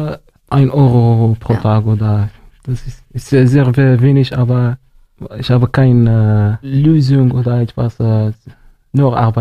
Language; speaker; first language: German; non-native, learner; Arabic